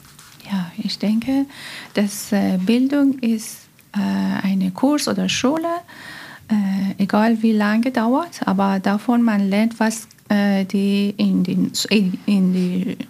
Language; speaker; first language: German; non-native, learner; Persian